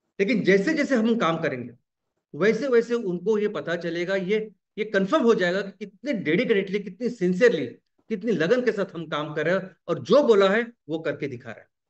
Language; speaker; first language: Hindi; non-native, local second language; Marathi